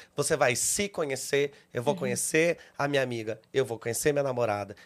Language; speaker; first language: Portuguese; native; Portuguese